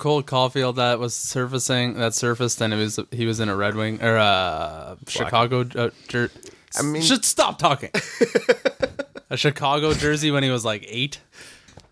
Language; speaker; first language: English; native; English